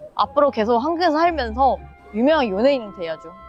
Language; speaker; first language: Korean; non-native, fluent; Japanese